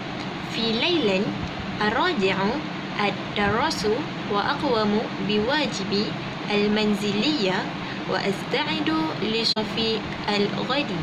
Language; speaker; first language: Arabic; non-native, learner; Malay